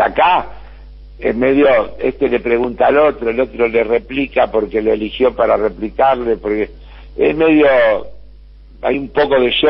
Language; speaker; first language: Spanish; native; Spanish